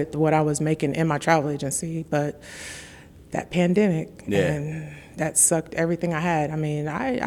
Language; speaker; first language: English; native; English